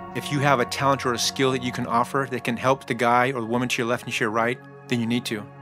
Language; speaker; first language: English; native; English